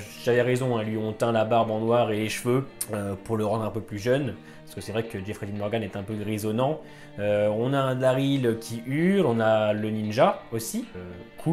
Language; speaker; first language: French; native; French